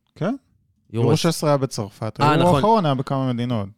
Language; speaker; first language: Hebrew; early bilingual, other home language; Spanish